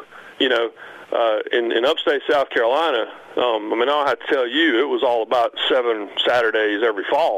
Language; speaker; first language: English; native; English